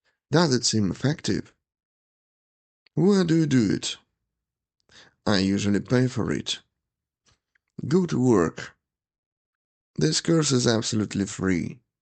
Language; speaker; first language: English; non-native, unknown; Ukrainian